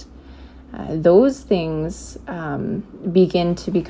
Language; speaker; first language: English; native; English